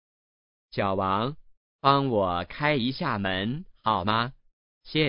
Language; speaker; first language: Chinese; native; Chinese